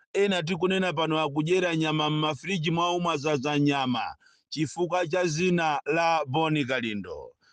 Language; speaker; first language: Nyanja; non-native, local second language; Yao